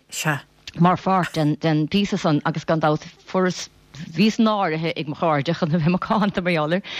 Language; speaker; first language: Irish; native; Irish